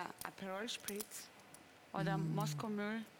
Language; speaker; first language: German; non-native, fluent; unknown